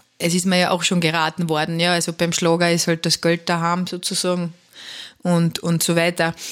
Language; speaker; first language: German; native; German